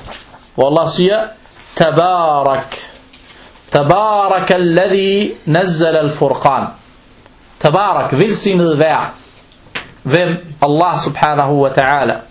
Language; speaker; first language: Danish; non-native, local second language; Arabic